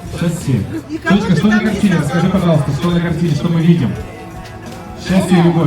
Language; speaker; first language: Russian; native; Russian